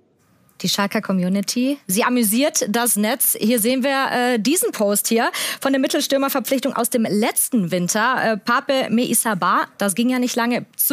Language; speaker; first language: German; native; German